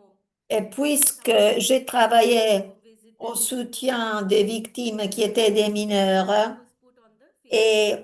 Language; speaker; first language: French; non-native, fluent; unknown